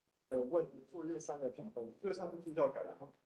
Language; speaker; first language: Chinese; native; Chinese